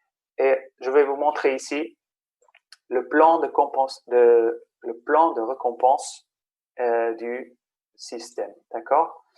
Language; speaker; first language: French; non-native, fluent; Spanish